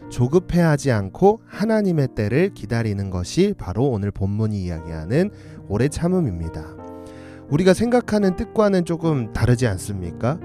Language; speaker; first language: Korean; native; Korean